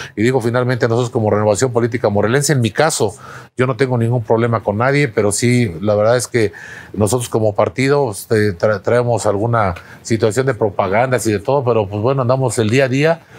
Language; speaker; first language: Spanish; native; Spanish